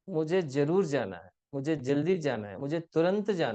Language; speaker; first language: Hindi; non-native, local second language; Telugu